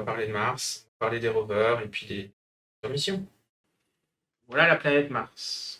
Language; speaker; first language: French; native; French